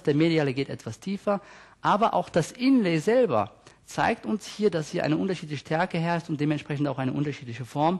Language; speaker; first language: German; native; German